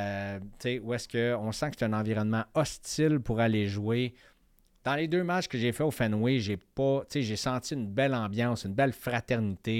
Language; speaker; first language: French; native; French